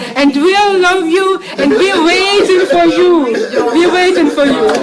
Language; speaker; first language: English; non-native, learner; Russian